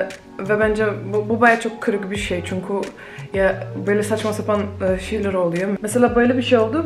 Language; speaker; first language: Turkish; non-native, fluent; Polish